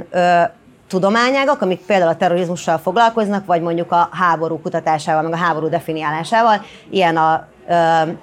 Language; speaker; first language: Hungarian; native; Hungarian